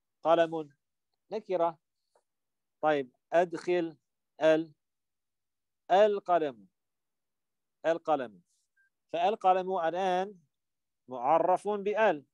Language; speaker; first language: Arabic; non-native, fluent; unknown